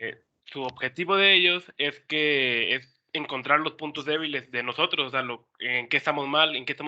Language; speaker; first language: Spanish; native; Spanish